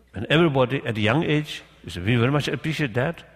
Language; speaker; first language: English; non-native, learner; Tibetan